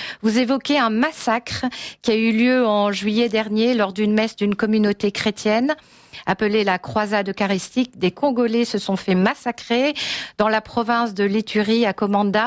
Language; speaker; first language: French; native; French